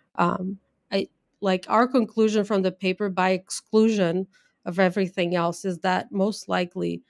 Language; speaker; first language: English; non-native, fluent; Portuguese